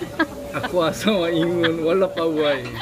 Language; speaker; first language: Cebuano; non-native, learner; Korean